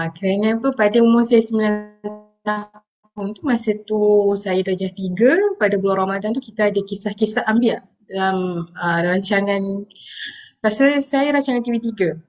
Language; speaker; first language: Malay; non-native, local second language; Tamil